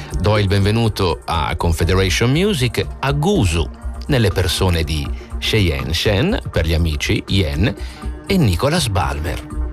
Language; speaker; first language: Italian; native; Italian